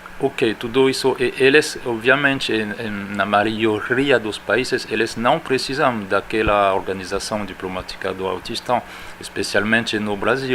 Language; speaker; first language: Portuguese; non-native, fluent; French